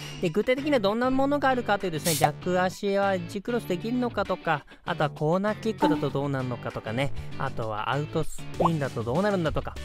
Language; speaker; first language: Japanese; native; Japanese